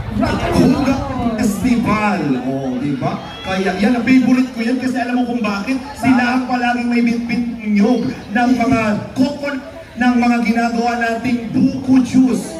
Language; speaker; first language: Filipino; non-native, local second language; Bikol